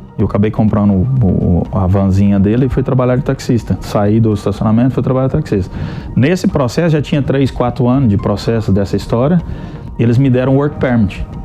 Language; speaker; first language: Portuguese; native; Portuguese